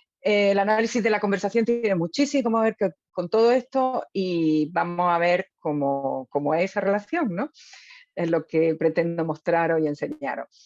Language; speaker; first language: Spanish; native; Spanish